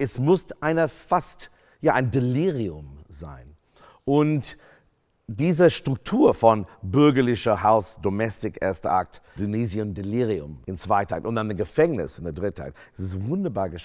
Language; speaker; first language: German; non-native, fluent; English